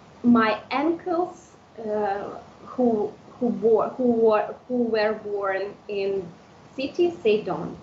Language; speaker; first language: English; non-native, fluent; Udmurt